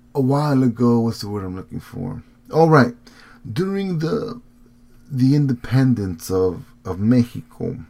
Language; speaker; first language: English; early bilingual, heritage; Spanish